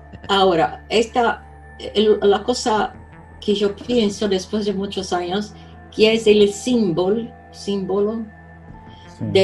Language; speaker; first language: Spanish; non-native, fluent; Portuguese